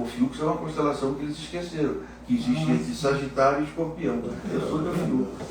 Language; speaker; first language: Portuguese; native; Portuguese